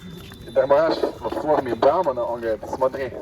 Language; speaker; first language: Russian; native; Russian